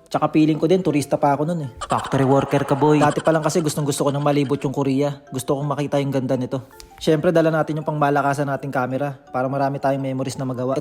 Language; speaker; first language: Filipino; native; Filipino